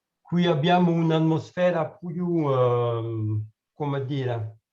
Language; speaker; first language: Italian; non-native, learner; French